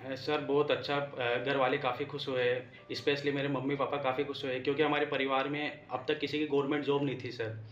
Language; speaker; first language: Hindi; native; Hindi